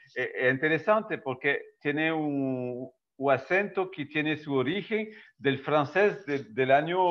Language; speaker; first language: Spanish; non-native, fluent; French